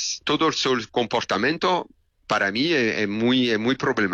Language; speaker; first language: Spanish; non-native, fluent; French